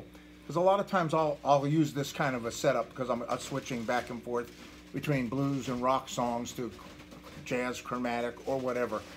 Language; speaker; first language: English; native; English